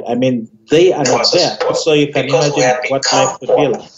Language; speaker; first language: English; non-native, local second language; Ganda